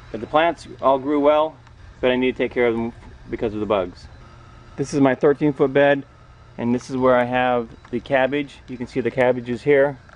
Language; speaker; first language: English; native; English